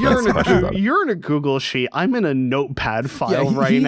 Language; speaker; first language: English; native; English